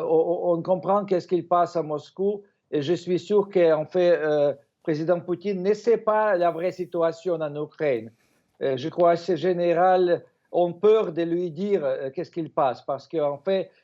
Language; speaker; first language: French; non-native, fluent; Ukrainian